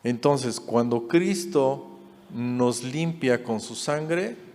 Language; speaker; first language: Spanish; native; Spanish